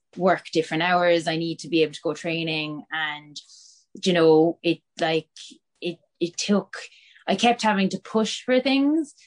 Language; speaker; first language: English; native; English